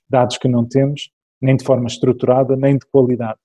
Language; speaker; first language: Portuguese; early bilingual, other home language; English